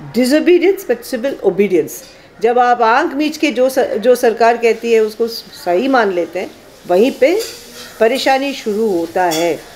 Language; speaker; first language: Hindi; native; Hindi